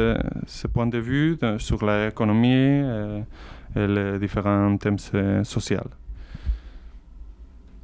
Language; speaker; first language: French; non-native, learner; Spanish